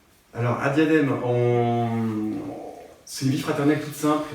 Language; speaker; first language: French; native; French